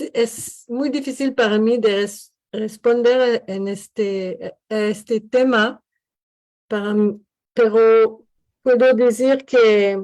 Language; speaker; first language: Spanish; non-native, learner; French